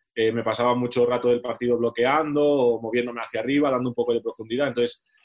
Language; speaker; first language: Spanish; native; Spanish